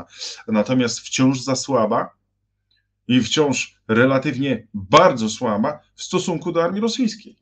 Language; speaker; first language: Polish; native; Polish